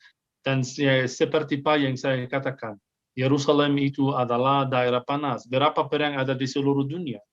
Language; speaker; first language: Indonesian; non-native, fluent; Arabic